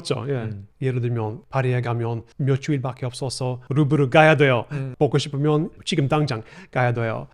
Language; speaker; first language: Korean; non-native, fluent; English